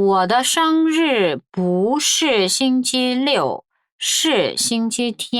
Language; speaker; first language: Chinese; non-native, fluent; Korean